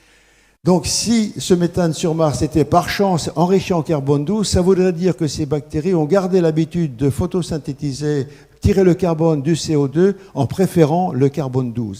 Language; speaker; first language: French; native; French